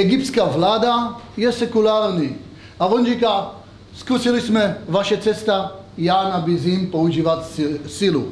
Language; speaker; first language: Czech; non-native, fluent; Hebrew